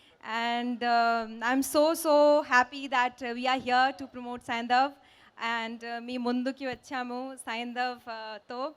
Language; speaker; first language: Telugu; non-native, local second language; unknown